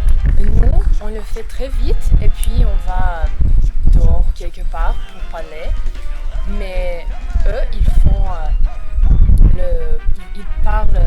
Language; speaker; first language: French; non-native, fluent; Serbian